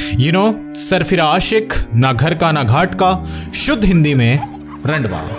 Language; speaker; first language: Hindi; non-native, local second language; Bangla